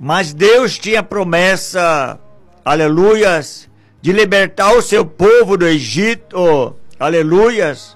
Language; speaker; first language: Portuguese; native; Portuguese